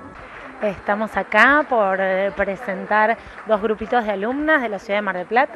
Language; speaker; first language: Spanish; native; Spanish